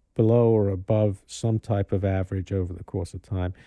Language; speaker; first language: English; native; English